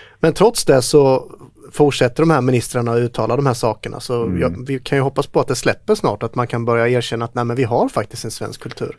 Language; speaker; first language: Swedish; native; Swedish